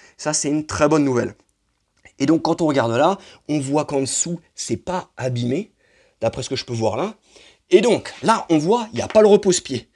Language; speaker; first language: French; native; French